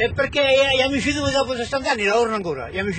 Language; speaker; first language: Italian; native; Italian